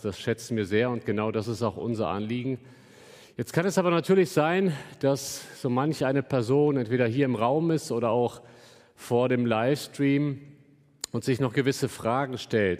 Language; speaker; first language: German; native; German